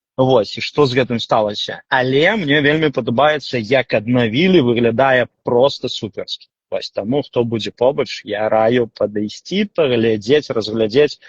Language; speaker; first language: Belarusian; non-native, local second language; Russian